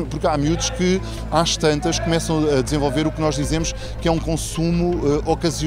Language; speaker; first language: Portuguese; native; Portuguese